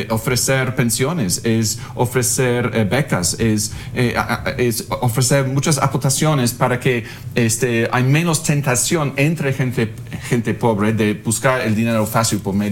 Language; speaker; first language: Spanish; non-native, fluent; English